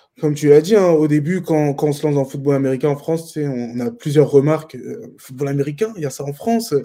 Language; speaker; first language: French; native; French